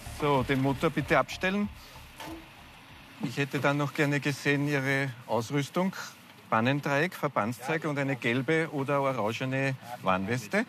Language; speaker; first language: German; native; German